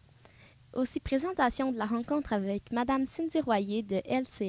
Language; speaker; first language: French; native; French